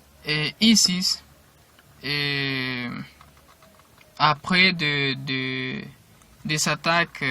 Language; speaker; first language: French; non-native, learner; Spanish